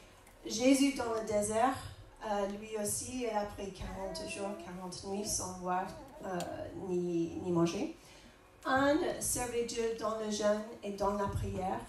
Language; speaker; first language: French; non-native, fluent; English